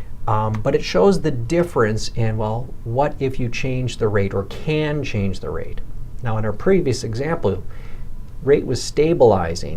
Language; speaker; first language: English; native; English